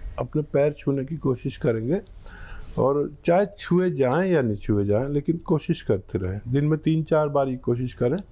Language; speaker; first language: Hindi; native; Hindi